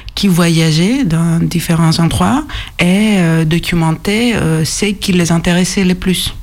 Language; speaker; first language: French; non-native, fluent; Greek